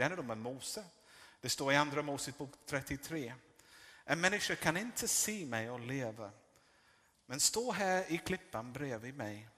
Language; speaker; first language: Swedish; non-native, fluent; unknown